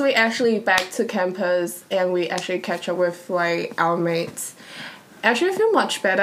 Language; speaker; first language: English; non-native, fluent; Cantonese